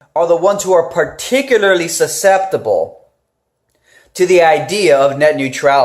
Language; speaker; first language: English; native; English